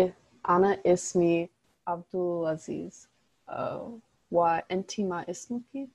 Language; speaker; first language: Arabic; non-native, learner; English